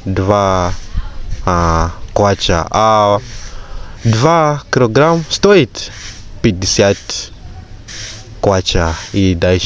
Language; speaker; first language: Russian; non-native, fluent; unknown